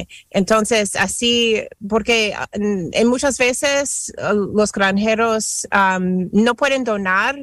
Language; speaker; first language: Spanish; non-native, fluent; English